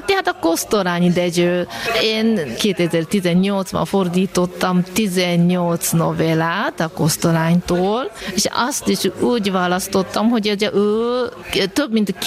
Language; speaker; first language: Hungarian; non-native, fluent; Japanese